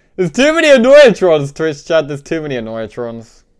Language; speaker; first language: English; native; English